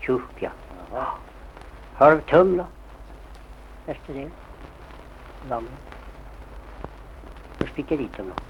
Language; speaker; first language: Swedish; native; Swedish